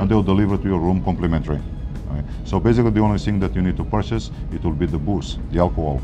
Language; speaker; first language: English; non-native, fluent; Portuguese